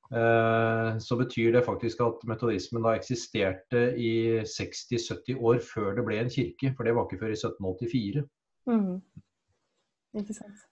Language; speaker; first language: Norwegian; native; Norwegian